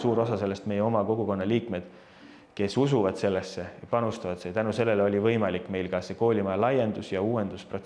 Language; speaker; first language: Estonian; native; Estonian